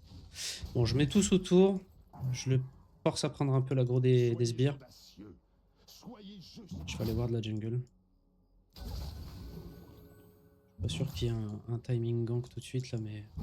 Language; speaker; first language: French; native; French